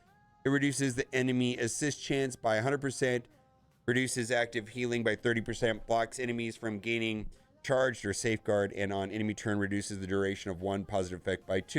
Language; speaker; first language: English; native; English